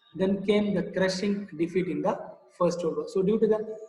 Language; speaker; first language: English; non-native, local second language; Tamil